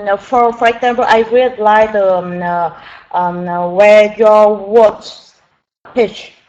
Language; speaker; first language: English; non-native, learner; Vietnamese